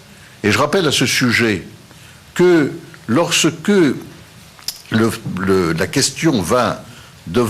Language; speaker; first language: French; native; French